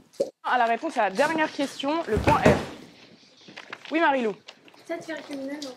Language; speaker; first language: French; native; French